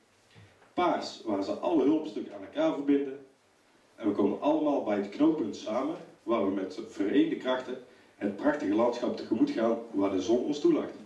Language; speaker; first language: Dutch; native; Dutch